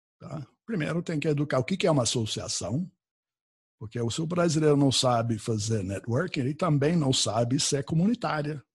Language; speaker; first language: Portuguese; non-native, fluent; English